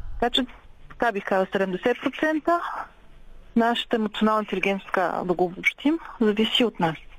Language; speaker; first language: Bulgarian; native; Bulgarian